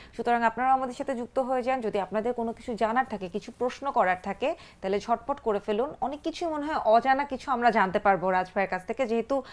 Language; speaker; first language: Bangla; native; Bangla